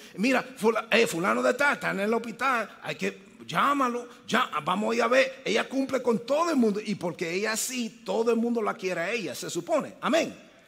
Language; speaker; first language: Spanish; early bilingual, heritage; Spanish